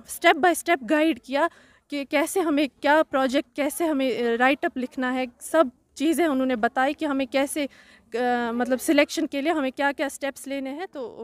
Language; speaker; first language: Hindi; non-native, local second language; Kashmiri